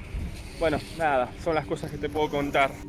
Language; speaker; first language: Spanish; native; Spanish